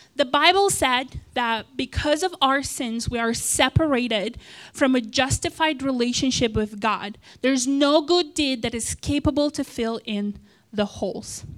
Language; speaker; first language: English; non-native, fluent; Romanian